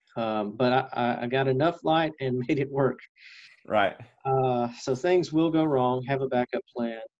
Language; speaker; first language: English; native; English